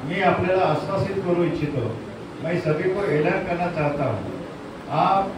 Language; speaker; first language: Hindi; non-native, local second language; Marathi